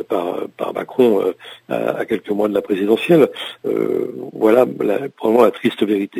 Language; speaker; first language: French; native; French